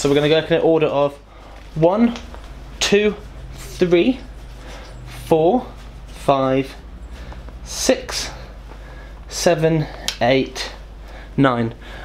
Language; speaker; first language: English; native; English